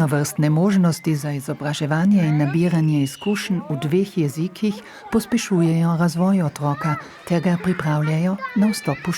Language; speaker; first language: Slovenian; native; Slovenian